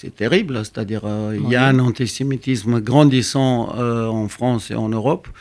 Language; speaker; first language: French; non-native, fluent; Romanian